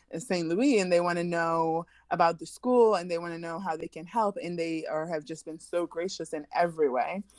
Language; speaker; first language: English; early bilingual, other home language; French